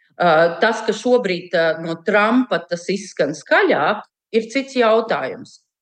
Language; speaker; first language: Latvian; native; Latvian